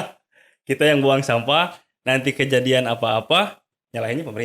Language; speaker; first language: Indonesian; native; Indonesian